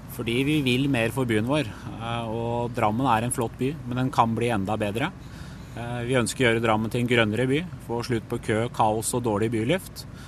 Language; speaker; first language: Norwegian; early bilingual, other home language; Persian